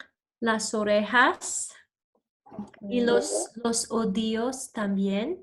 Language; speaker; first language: Spanish; non-native, learner; English